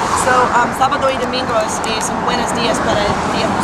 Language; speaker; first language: Spanish; non-native, learner; English